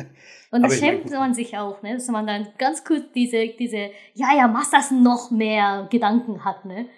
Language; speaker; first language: German; non-native, learner; Japanese